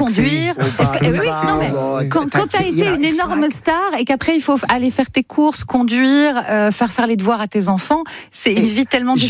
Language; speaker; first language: French; native; French